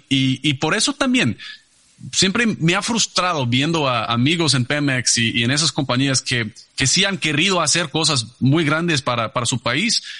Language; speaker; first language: Spanish; non-native, fluent; English